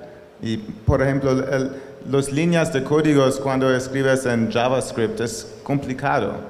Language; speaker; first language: Spanish; non-native, learner; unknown